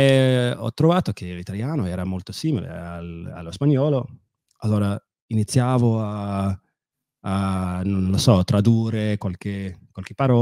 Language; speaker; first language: Italian; non-native, fluent; English